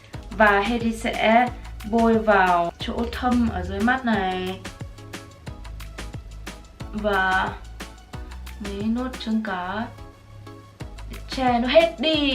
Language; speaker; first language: Vietnamese; early bilingual, heritage; Vietnamese